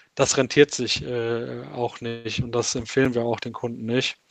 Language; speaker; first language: German; native; German